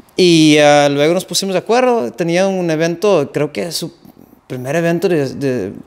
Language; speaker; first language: Spanish; non-native, fluent; Dutch